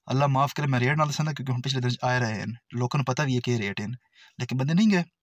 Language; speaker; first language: Urdu; non-native, local second language; Punjabi